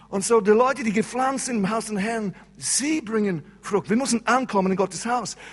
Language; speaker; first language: German; non-native, fluent; English